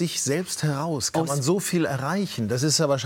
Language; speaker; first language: German; native; German